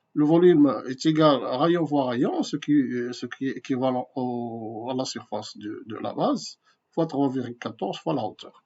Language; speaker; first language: French; non-native, local second language; Arabic